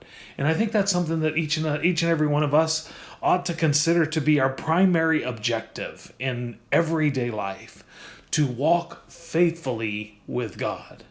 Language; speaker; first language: English; native; English